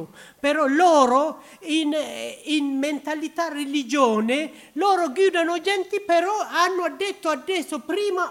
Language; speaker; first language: Italian; non-native, learner; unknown